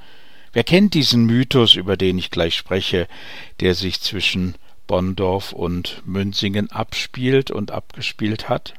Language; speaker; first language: German; native; German